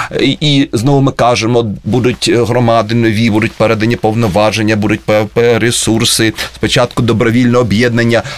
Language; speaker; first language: Ukrainian; native; Ukrainian